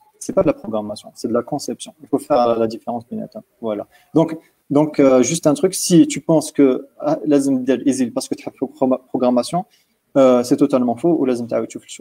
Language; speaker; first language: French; non-native, local second language; Arabic